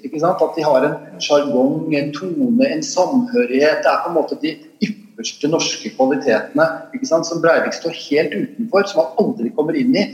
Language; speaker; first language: Norwegian; native; Norwegian